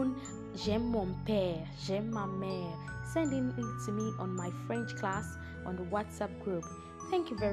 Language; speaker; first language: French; non-native, learner; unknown